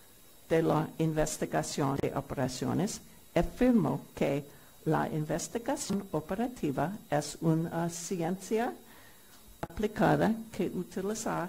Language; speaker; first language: Spanish; non-native, fluent; English